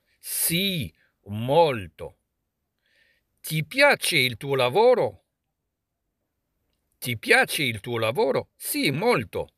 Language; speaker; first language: Italian; non-native, fluent; Arabic